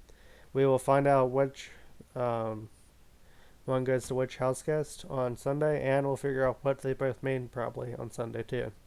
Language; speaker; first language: English; native; English